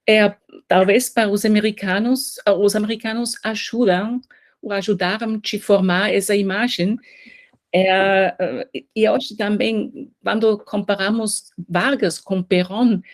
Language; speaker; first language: Portuguese; non-native, fluent; German